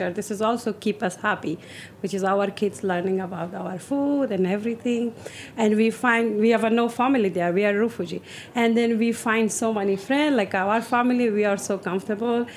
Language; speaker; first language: English; non-native, learner; Persian